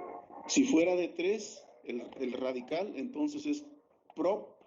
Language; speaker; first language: Spanish; native; Spanish